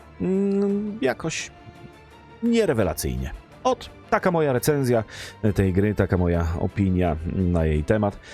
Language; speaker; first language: Polish; native; Polish